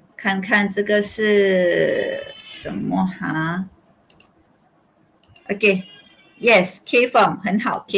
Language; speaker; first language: Chinese; non-native, local second language; Malay